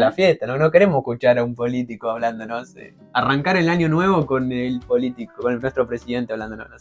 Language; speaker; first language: Spanish; native; Spanish